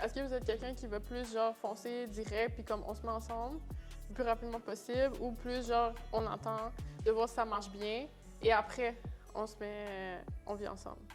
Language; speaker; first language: French; native; French